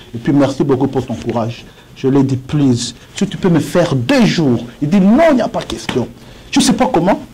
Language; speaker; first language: French; non-native, local second language; Swahili